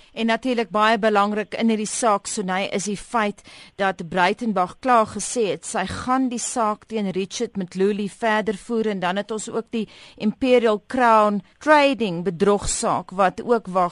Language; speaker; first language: Afrikaans; native; Afrikaans